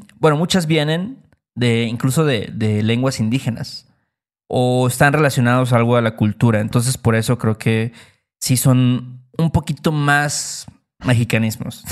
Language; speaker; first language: Spanish; native; Spanish